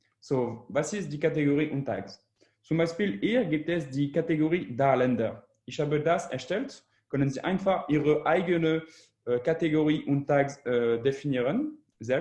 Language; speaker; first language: German; non-native, learner; French